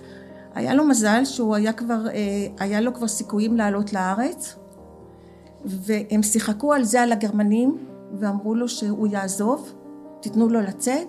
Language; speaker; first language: Hebrew; early bilingual, other home language; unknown